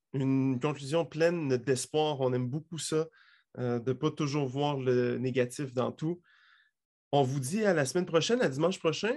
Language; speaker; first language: French; native; French